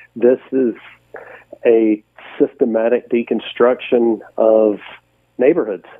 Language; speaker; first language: English; native; English